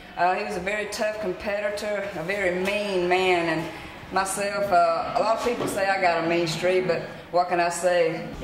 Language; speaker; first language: English; native; English